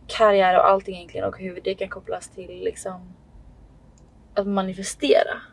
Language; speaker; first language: Swedish; native; Swedish